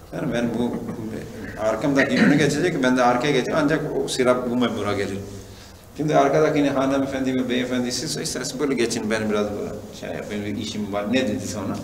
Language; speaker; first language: Turkish; non-native, fluent; Urdu